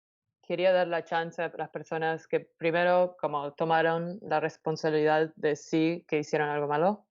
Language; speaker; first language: Spanish; early bilingual, heritage; Spanish